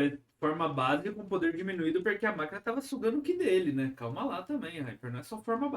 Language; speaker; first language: Portuguese; native; Portuguese